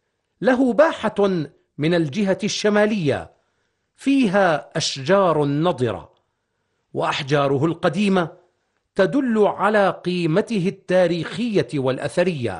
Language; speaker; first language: Arabic; native; Arabic